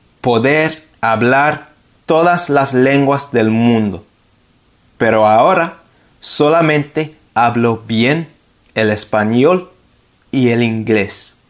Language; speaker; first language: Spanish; non-native, fluent; English